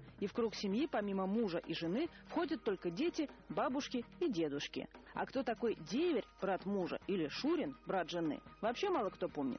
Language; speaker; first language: Russian; native; Russian